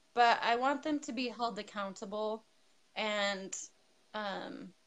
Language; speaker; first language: English; native; English